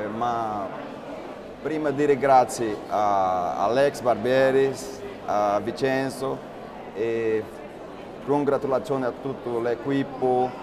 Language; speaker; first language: Italian; non-native, learner; Portuguese